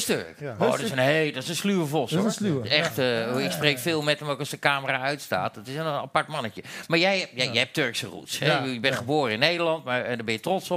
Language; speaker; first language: Dutch; native; Dutch